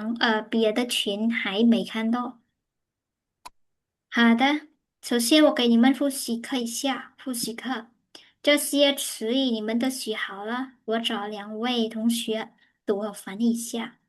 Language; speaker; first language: Chinese; non-native, fluent; Khmer